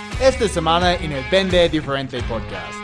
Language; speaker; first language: Spanish; non-native, fluent; English